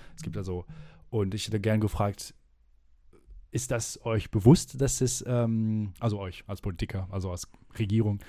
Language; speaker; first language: German; non-native, fluent; French